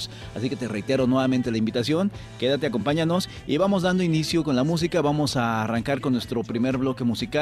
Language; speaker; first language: Spanish; native; Spanish